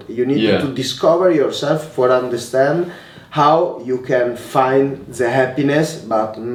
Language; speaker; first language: English; non-native, learner; Italian